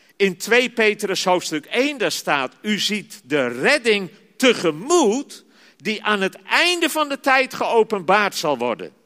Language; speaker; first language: Dutch; native; Dutch